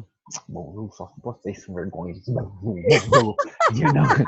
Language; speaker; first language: French; non-native, fluent; Portuguese